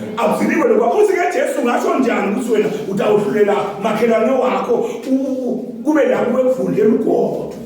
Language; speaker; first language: Zulu; non-native, local second language; Swati